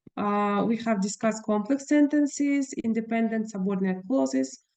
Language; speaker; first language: English; non-native, fluent; Russian